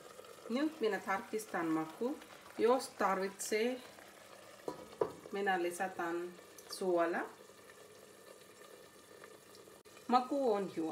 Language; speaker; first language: Finnish; non-native, learner; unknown